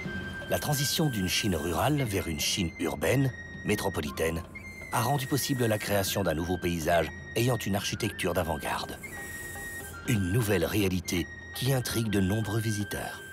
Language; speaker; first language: French; native; French